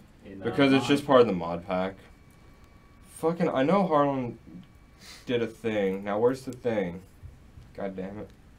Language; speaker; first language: English; native; English